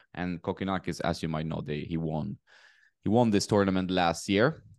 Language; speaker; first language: English; non-native, fluent; Swedish